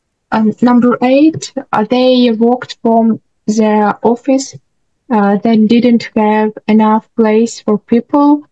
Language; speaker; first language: English; non-native, learner; Russian